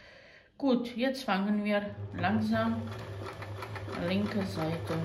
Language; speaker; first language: German; non-native, learner; Croatian